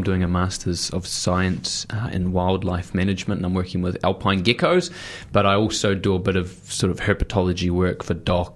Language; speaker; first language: English; native; English